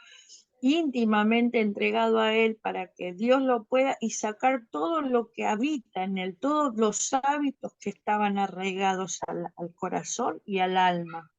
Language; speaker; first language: Spanish; native; Spanish